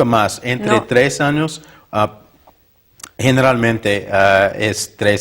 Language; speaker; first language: Spanish; non-native, learner; English